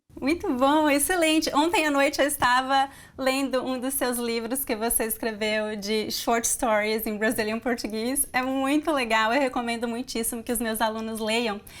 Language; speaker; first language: Portuguese; native; Portuguese